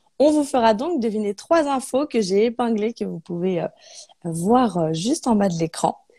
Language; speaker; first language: French; native; French